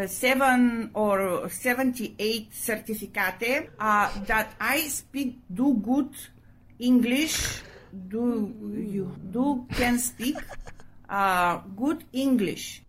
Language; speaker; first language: English; non-native, learner; Bulgarian